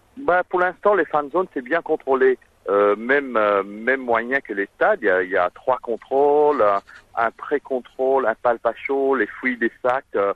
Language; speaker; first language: French; non-native, local second language; Morisyen